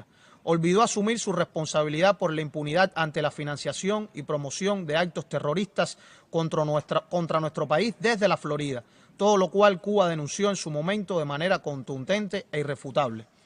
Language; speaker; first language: Spanish; native; Spanish